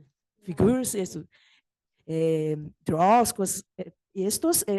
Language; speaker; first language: Spanish; non-native, fluent; Portuguese